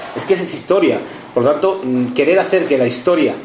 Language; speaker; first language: Spanish; native; Spanish